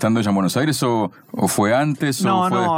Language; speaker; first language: Spanish; native; Spanish